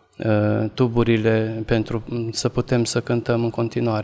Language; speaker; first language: Romanian; non-native, local second language; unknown